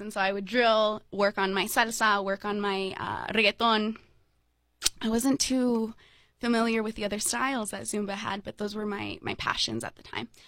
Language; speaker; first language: English; native; English